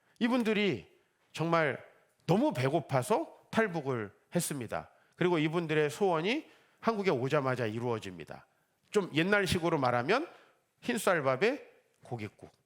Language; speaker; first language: Korean; native; Korean